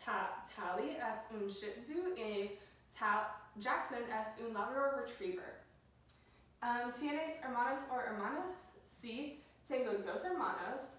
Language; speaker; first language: Spanish; non-native, learner; English